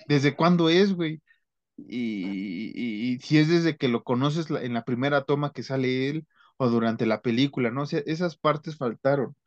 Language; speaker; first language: Spanish; native; Spanish